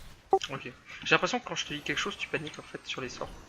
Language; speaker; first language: French; native; French